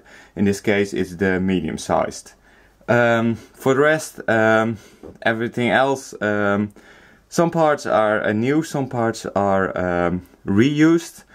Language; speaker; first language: English; non-native, fluent; Dutch